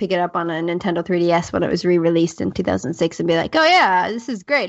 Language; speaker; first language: English; native; English